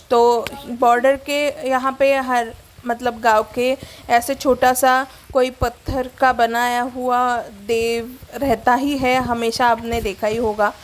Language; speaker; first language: Hindi; non-native, local second language; Marathi